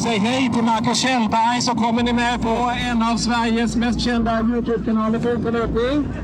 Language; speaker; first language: Swedish; native; Swedish